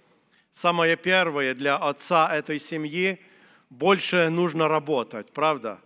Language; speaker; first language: Russian; native; Russian